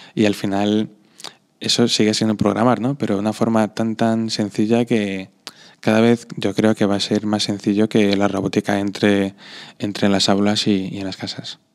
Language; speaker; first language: Spanish; non-native, fluent; Slovak